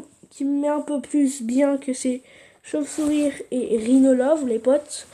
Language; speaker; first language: French; native; French